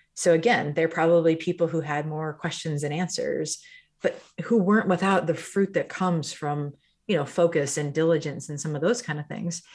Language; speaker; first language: English; native; English